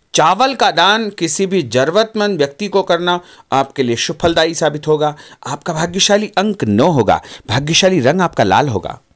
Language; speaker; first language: Hindi; native; Hindi